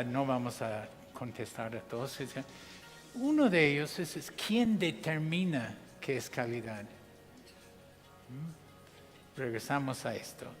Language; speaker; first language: Spanish; non-native, fluent; English